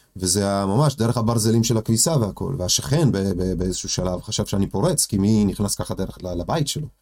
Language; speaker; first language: Hebrew; early bilingual, other home language; Russian